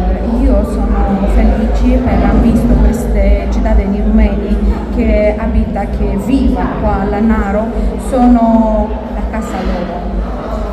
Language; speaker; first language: Italian; non-native, local second language; Romanian